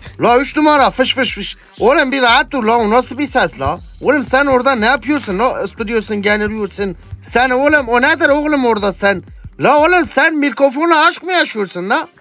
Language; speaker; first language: Turkish; native; Turkish